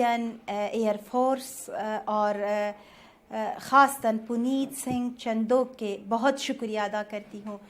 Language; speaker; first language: Hindi; non-native, learner; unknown